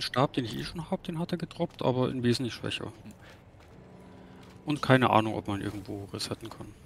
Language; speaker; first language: German; native; German